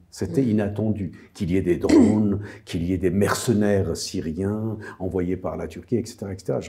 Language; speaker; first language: French; non-native, fluent; Armenian